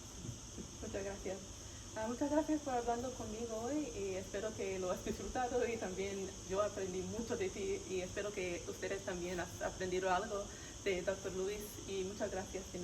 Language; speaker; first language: Spanish; non-native, learner; English